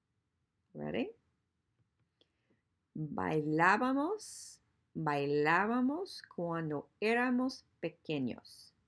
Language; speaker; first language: Spanish; non-native, fluent; English